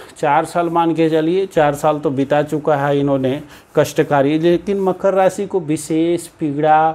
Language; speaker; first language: Hindi; native; Hindi